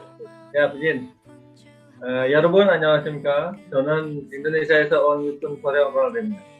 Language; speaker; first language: Korean; non-native, learner; Indonesian